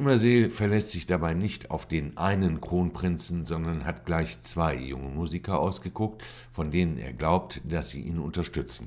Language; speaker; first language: German; native; German